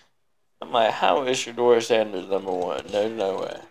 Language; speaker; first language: English; native; English